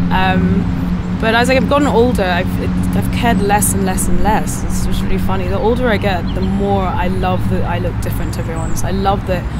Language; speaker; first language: English; native; English